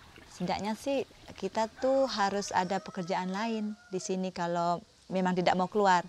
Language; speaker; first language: Indonesian; non-native, local second language; Balinese